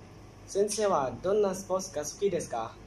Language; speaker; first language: Japanese; non-native, learner; Thai